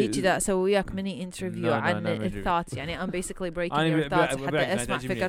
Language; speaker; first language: Arabic; early bilingual, heritage; Arabic